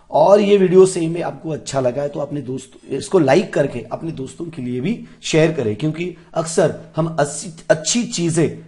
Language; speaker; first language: Hindi; non-native, local second language; Marathi